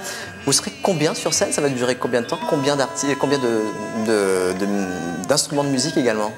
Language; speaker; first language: French; native; French